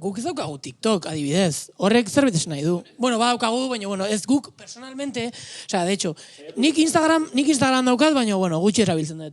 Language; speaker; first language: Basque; non-native, local second language; Spanish